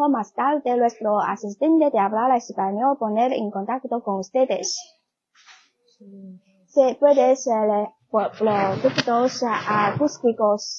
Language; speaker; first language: Spanish; non-native, learner; Chinese